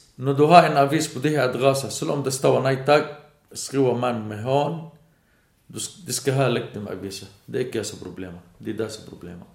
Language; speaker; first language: Danish; non-native, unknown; Arabic